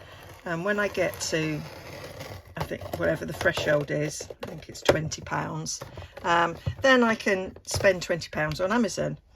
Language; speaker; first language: English; native; English